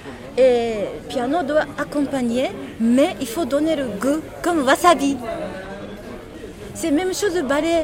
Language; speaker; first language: French; non-native, learner; Japanese